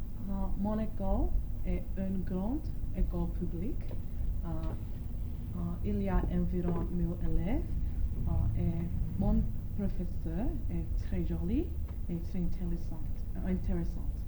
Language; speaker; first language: French; non-native, learner; Korean